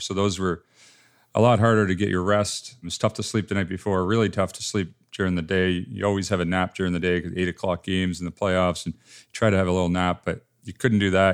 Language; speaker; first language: English; native; English